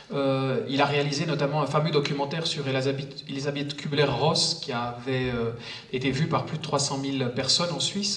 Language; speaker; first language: French; native; French